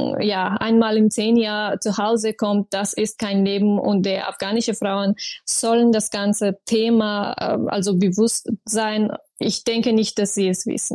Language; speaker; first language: German; non-native, fluent; Persian